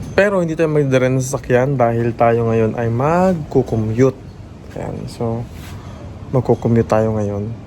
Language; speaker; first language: Filipino; native; Filipino